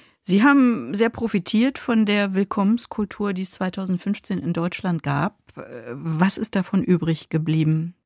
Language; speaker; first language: German; native; German